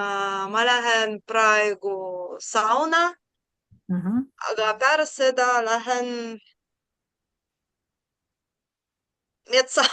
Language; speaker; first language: Estonian; non-native, learner; Russian